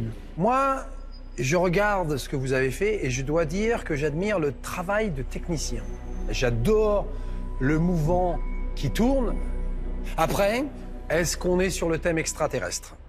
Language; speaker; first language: French; native; French